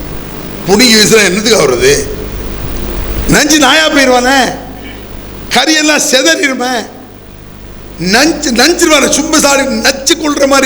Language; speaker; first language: Tamil; native; Tamil